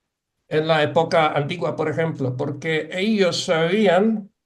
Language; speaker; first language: Spanish; non-native, fluent; Polish